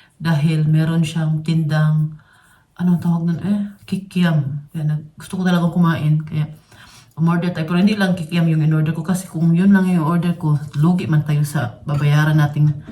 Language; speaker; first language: Filipino; non-native, local second language; Cebuano